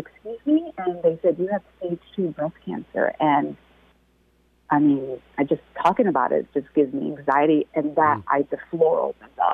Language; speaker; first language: English; native; English